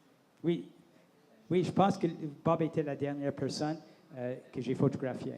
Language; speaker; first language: French; non-native, local second language; English